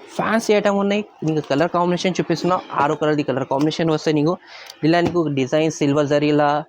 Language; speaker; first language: Telugu; non-native, local second language; Urdu